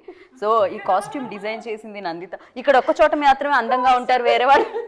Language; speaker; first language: Telugu; native; Telugu